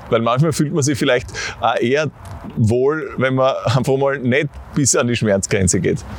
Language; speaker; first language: German; native; German